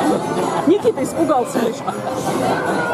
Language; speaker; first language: Russian; native; Russian